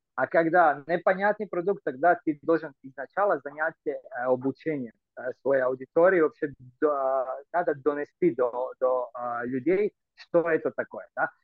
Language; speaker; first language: Russian; non-native, fluent; Croatian